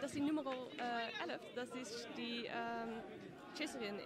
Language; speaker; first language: German; non-native, learner; Dutch